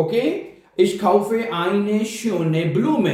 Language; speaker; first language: German; non-native, fluent; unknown